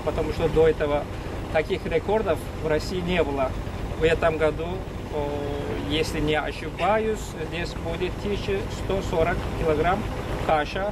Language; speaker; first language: Russian; non-native, fluent; Turkish